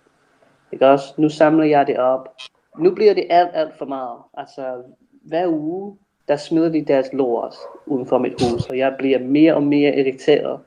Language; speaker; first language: Danish; non-native, fluent; English